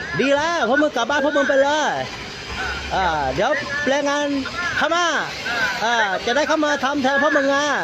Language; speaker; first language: Thai; non-native, fluent; Burmese